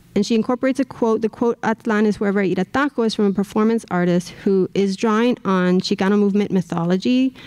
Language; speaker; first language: English; native; English